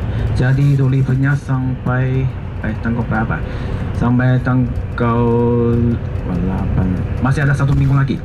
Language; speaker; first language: Indonesian; non-native, fluent; Chinese